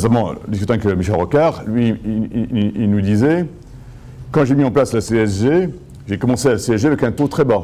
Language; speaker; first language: French; native; French